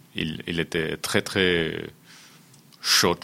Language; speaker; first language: French; non-native, fluent; Finnish